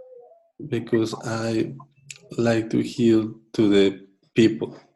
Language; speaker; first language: English; non-native, learner; Spanish